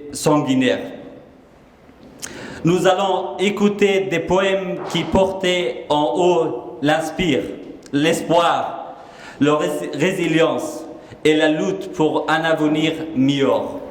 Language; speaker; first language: French; non-native, fluent; Persian